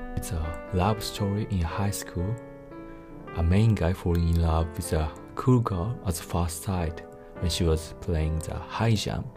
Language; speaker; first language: English; non-native, fluent; Japanese